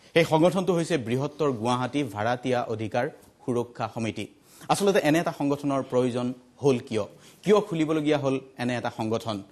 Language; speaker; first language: Assamese; native; Assamese